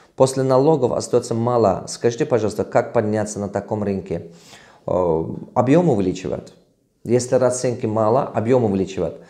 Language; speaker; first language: Russian; non-native, local second language; Tajik